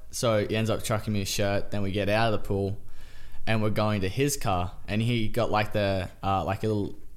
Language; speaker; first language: English; native; English